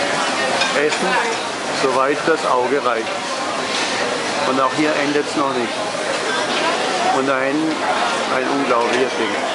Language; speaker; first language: German; native; German